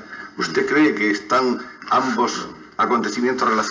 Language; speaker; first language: Spanish; native; Spanish